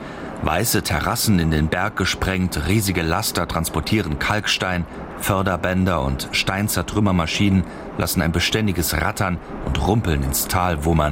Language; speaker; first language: German; native; German